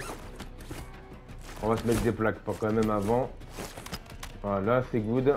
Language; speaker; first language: French; native; French